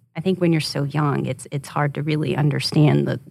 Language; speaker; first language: English; native; English